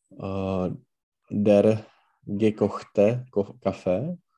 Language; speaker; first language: German; non-native, learner; Czech